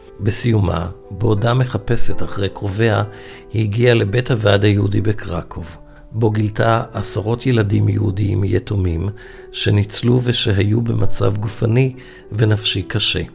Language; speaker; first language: Hebrew; non-native, fluent; Polish